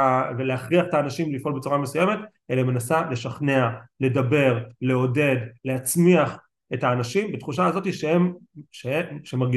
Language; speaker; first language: Hebrew; native; Hebrew